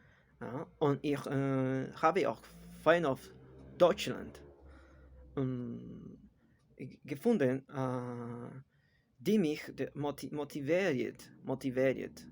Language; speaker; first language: German; non-native, learner; Spanish